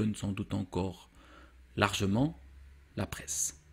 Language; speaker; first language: French; native; French